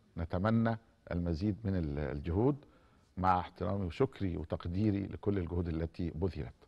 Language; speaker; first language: Arabic; native; Arabic